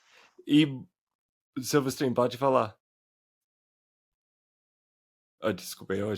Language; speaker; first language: Portuguese; non-native, fluent; English